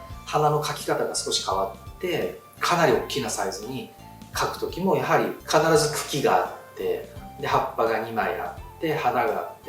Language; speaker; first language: Japanese; native; Japanese